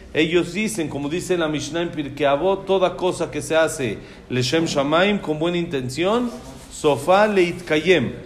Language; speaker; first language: Spanish; native; Spanish